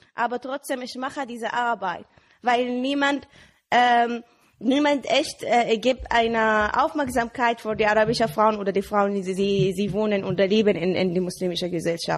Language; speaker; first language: German; non-native, learner; Arabic